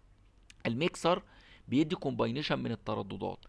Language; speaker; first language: Arabic; native; Arabic